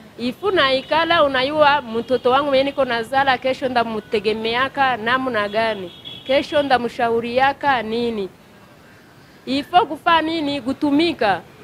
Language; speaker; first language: Swahili; non-native, local second language; Kinyarwanda